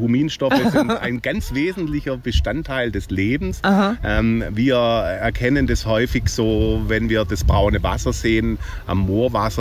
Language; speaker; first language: German; native; German